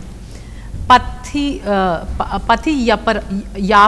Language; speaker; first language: Telugu; non-native, learner; Hindi